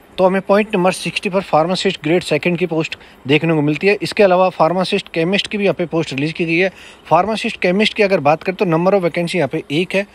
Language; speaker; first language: Hindi; native; Hindi